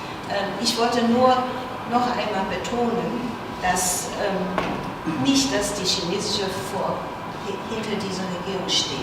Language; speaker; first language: German; non-native, fluent; Chinese